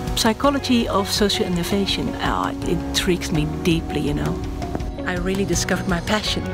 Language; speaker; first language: English; non-native, fluent; Italian